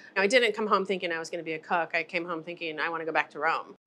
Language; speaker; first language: English; native; English